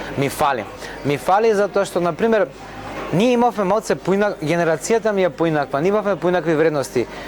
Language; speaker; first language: Macedonian; non-native, local second language; Romany